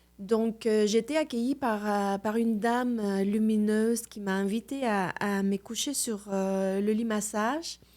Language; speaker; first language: French; non-native, fluent; Spanish